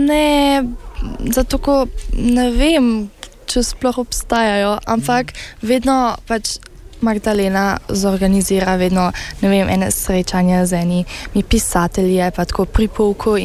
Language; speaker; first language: Slovenian; early bilingual, heritage; Slovenian